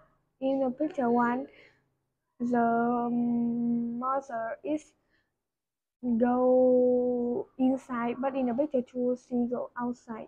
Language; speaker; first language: English; non-native, learner; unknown